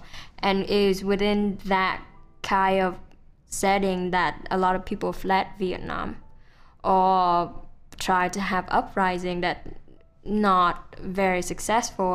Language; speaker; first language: English; non-native, fluent; Vietnamese